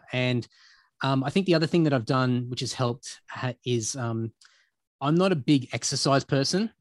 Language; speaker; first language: English; native; English